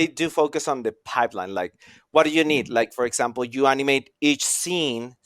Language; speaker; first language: English; non-native, fluent; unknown